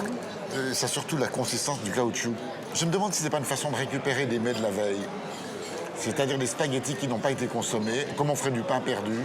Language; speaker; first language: French; native; French